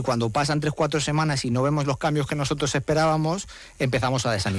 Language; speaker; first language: Spanish; native; Spanish